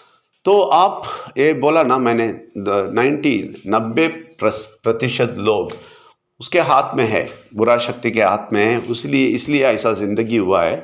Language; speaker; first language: Hindi; non-native, local second language; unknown